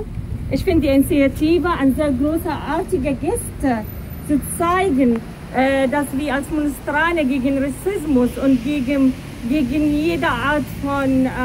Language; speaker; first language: German; non-native, fluent; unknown